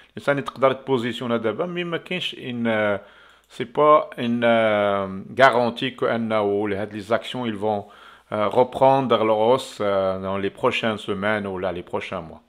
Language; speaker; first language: French; non-native, local second language; Arabic